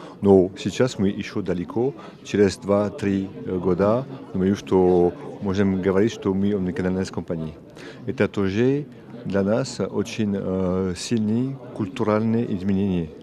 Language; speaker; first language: Russian; non-native, learner; French